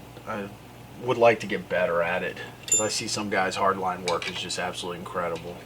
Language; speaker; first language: English; native; English